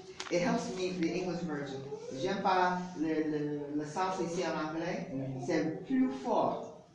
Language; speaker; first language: French; non-native, learner; English